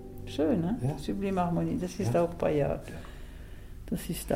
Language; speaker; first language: German; non-native, local second language; French